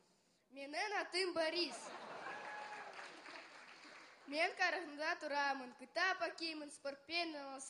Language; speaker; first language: Kazakh; non-native, local second language; Russian